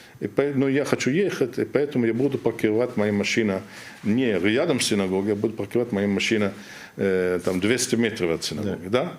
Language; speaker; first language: Russian; non-native, fluent; German